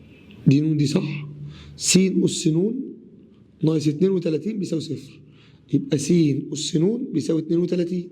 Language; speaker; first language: Arabic; native; Arabic